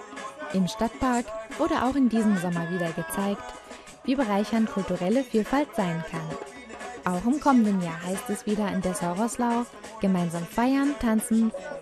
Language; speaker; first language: German; native; German